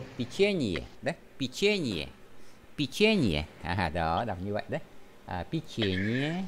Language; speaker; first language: Vietnamese; native; Vietnamese